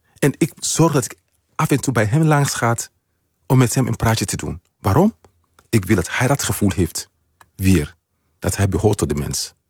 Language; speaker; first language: Dutch; non-native, fluent; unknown